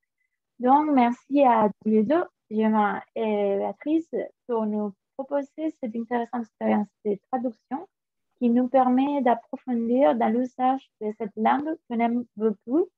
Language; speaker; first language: French; non-native, fluent; Spanish